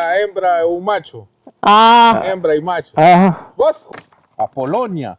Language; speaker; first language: Spanish; native; Spanish